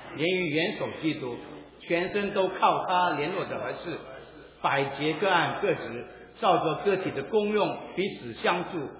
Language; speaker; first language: Chinese; native; Chinese